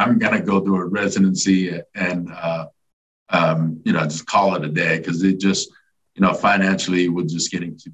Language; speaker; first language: English; native; English